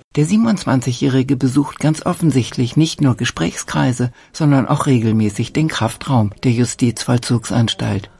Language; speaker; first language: German; native; German